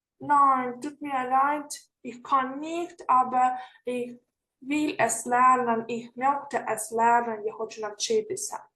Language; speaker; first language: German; non-native, fluent; Ukrainian